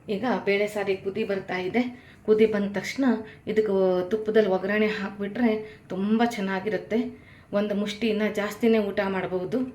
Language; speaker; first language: Kannada; non-native, local second language; Konkani